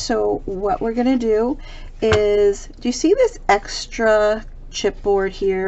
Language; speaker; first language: English; native; English